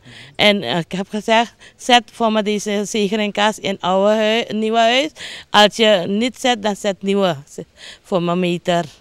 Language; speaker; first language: Dutch; non-native, local second language; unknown